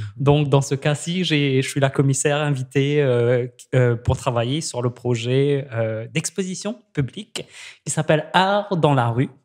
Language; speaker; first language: French; native; French